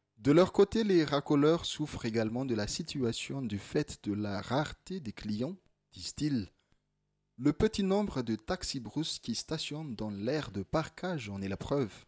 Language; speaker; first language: French; non-native, local second language; Malagasy